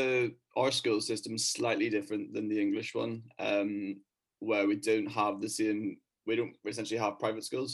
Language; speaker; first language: English; native; English